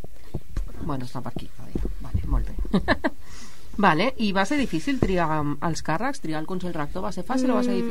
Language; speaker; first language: Catalan; native; Catalan